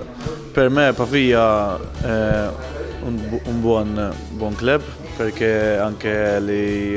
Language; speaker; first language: Italian; non-native, learner; Maltese